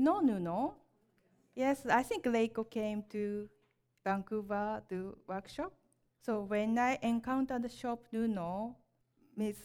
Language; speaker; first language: English; non-native, learner; Japanese